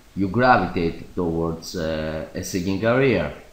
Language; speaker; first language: English; non-native, fluent; Greek